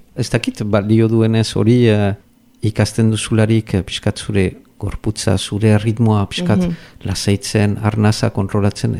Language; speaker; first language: Basque; native; Basque